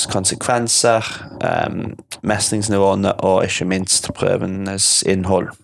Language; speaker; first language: Norwegian; non-native, fluent; English